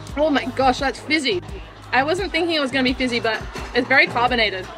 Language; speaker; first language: English; native; English